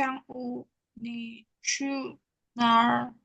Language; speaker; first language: Chinese; non-native, learner; Indonesian